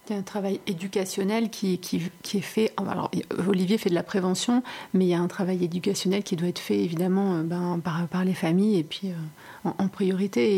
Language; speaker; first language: French; native; French